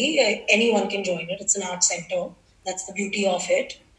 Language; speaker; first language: English; non-native, local second language; Gujarati